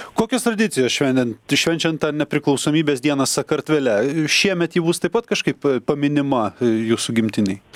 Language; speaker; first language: Lithuanian; native; Lithuanian